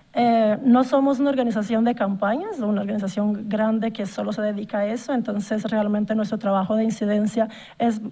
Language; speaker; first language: Spanish; non-native, fluent; Portuguese